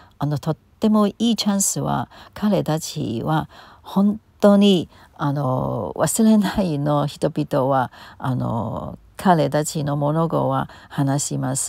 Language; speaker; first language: Japanese; non-native, learner; Cantonese